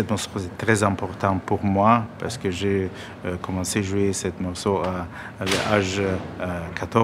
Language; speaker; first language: French; non-native, learner; Russian